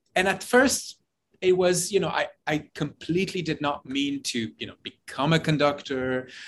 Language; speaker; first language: English; non-native, fluent; Hebrew